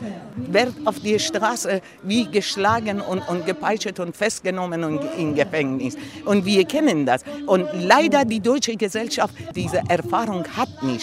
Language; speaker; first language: German; non-native, fluent; Persian